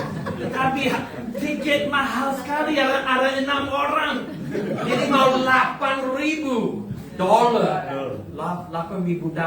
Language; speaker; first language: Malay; non-native, fluent; English